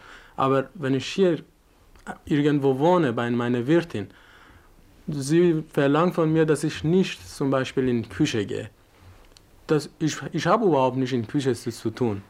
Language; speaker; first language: German; non-native, fluent; Persian